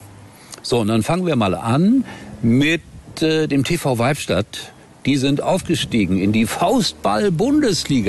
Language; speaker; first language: German; native; German